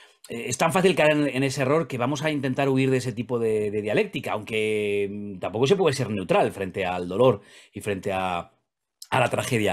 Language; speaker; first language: Spanish; native; Spanish